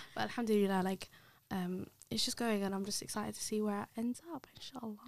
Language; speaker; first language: English; early bilingual, other home language; Somali